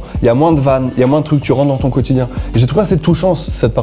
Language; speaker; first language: French; native; French